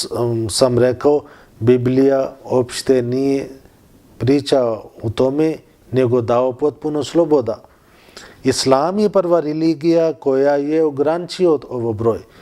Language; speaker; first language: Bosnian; non-native, learner; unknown